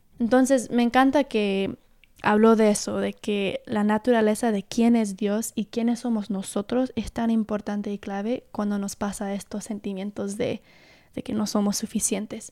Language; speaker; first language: Spanish; early bilingual, heritage; Spanish